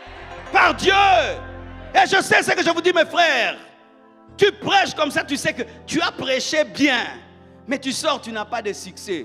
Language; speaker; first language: French; non-native, local second language; Lingala